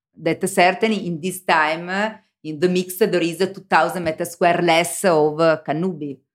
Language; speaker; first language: English; non-native, learner; Italian